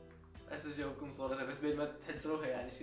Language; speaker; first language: Arabic; native; Arabic